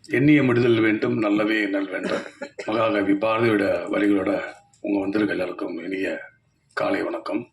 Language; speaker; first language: Tamil; native; Tamil